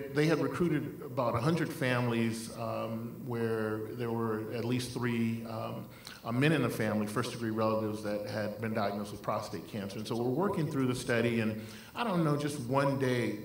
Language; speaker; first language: English; native; English